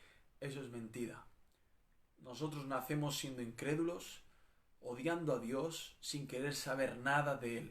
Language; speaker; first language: Spanish; native; Spanish